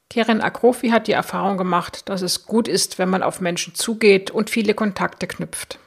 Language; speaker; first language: German; native; German